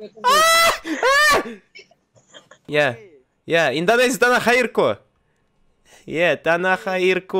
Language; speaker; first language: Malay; non-native, learner; Russian